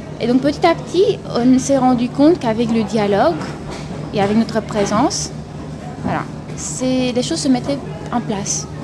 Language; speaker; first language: French; non-native, fluent; Romanian